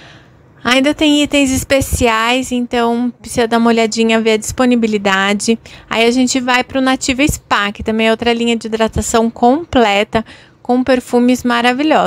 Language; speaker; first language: Portuguese; native; Portuguese